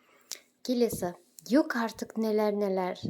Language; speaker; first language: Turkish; non-native, fluent; Kazakh